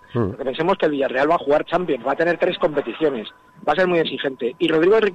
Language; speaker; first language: Spanish; native; Spanish